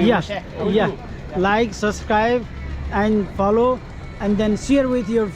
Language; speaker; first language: English; non-native, learner; Nepali